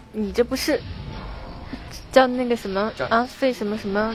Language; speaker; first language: Chinese; native; Chinese